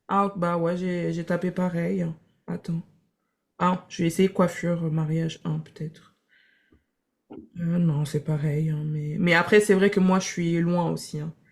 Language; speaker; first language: French; native; French